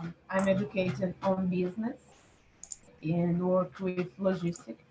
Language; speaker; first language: English; non-native, learner; Portuguese